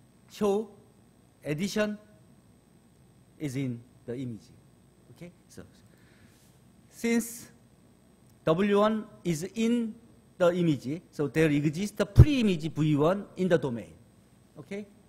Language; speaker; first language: English; non-native, fluent; Korean